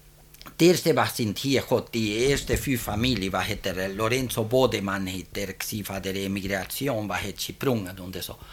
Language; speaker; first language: German; early bilingual, heritage; German